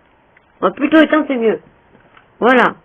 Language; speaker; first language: French; native; French